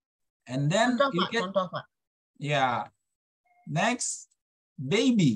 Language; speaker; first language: English; non-native, fluent; Indonesian